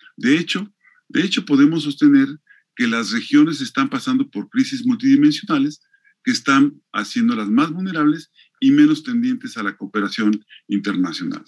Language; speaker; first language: Spanish; native; Spanish